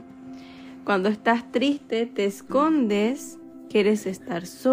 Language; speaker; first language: Spanish; native; Spanish